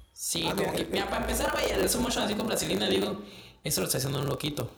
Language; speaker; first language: Spanish; native; Spanish